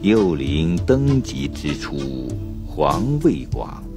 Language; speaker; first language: Chinese; native; Chinese